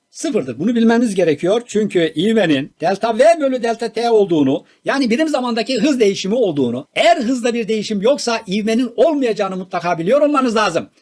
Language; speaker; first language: Turkish; native; Turkish